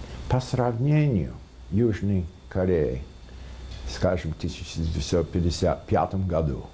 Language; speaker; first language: Russian; non-native, fluent; English